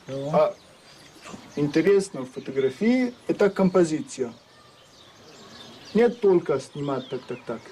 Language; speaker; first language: Russian; non-native, learner; French